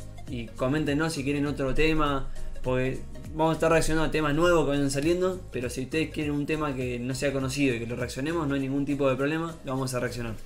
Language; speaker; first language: Spanish; native; Spanish